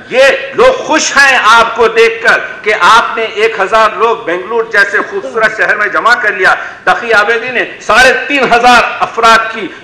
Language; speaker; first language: Urdu; native; Urdu